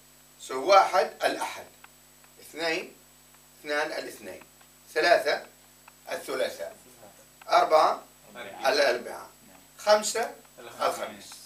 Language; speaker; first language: Arabic; non-native, fluent; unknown